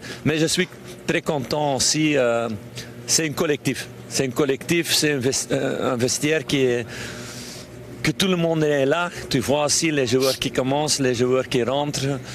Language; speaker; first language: French; non-native, local second language; Dutch